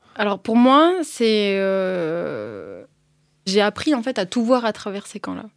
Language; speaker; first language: French; early bilingual, other home language; Arabic